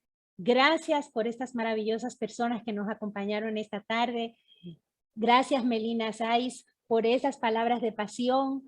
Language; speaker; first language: Spanish; native; Spanish